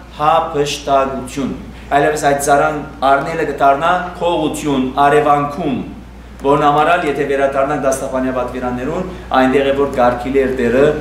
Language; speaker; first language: Armenian; early bilingual, heritage; Armenian